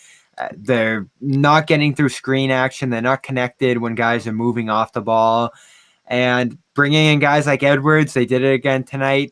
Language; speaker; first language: English; native; English